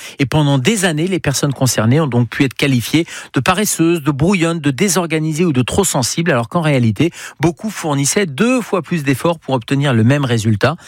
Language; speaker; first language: French; native; French